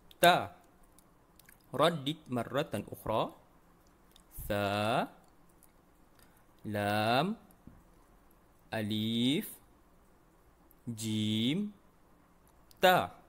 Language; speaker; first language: Arabic; non-native, fluent; Malay